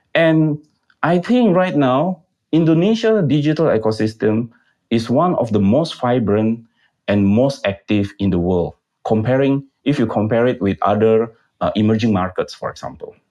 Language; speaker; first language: English; non-native, fluent; Indonesian